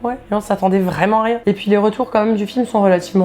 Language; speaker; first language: French; native; French